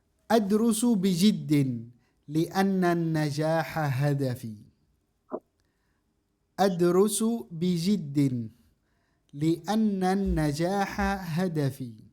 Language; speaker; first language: Arabic; non-native, fluent; Indonesian